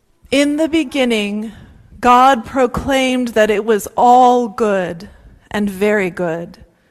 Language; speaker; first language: English; native; English